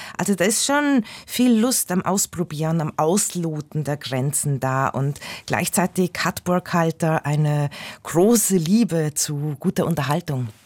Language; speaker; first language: German; native; German